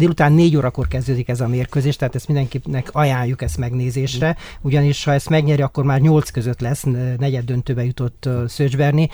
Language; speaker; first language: Hungarian; native; Hungarian